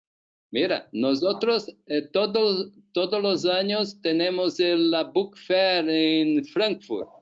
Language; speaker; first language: Spanish; non-native, learner; Portuguese